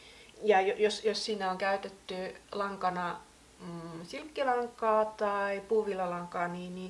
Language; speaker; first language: Finnish; native; Finnish